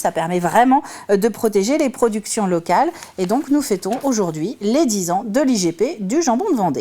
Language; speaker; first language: French; native; French